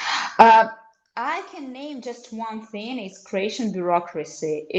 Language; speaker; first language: English; non-native, fluent; Russian